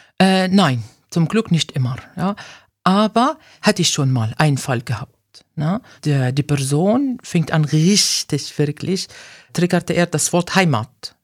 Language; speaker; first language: German; non-native, fluent; Arabic